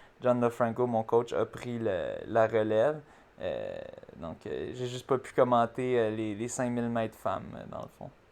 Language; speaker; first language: French; native; French